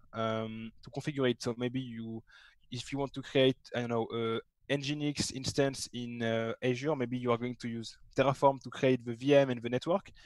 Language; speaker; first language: English; non-native, fluent; French